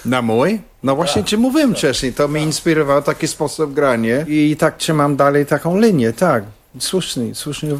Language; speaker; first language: Polish; non-native, fluent; English